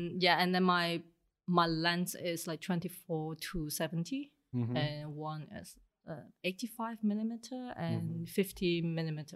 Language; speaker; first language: English; non-native, local second language; Cantonese